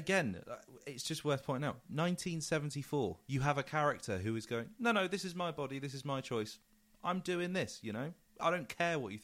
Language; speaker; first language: English; native; English